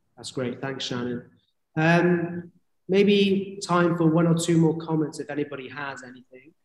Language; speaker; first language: English; native; English